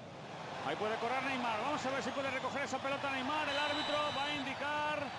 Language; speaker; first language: Spanish; native; Spanish